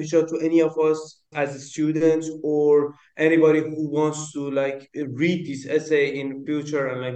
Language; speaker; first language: English; non-native, local second language; Persian